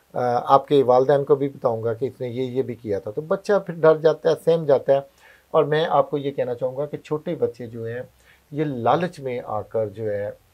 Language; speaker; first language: Urdu; non-native, local second language; Punjabi